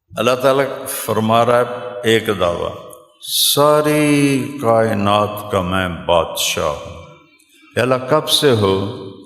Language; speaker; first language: Urdu; non-native, local second language; Punjabi